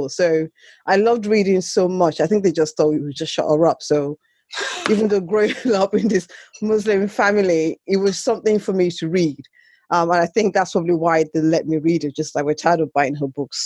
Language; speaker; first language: English; non-native, local second language; Yoruba